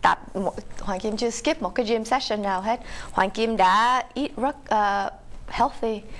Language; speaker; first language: Vietnamese; early bilingual, heritage; Vietnamese